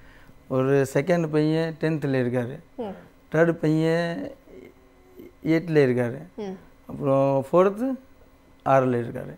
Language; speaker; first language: Tamil; non-native, local second language; Hindi